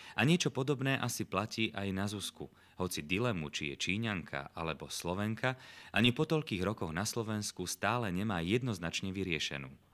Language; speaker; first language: Slovak; native; Slovak